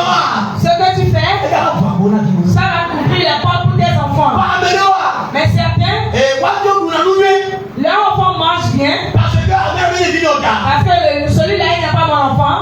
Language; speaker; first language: French; non-native, local second language; Ewe